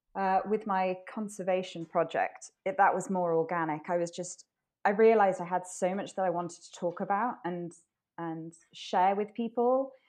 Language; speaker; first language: English; native; English